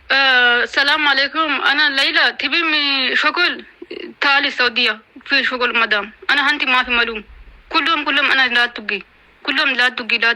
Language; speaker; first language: Arabic; non-native, learner; Amharic